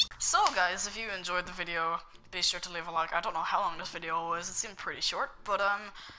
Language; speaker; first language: English; native; English